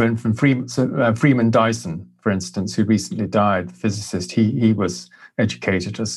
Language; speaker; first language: English; native; English